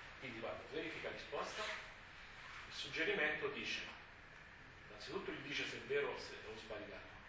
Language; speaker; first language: Italian; non-native, fluent; French